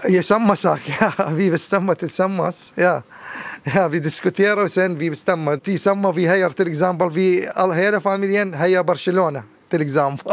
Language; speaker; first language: Swedish; non-native, learner; Arabic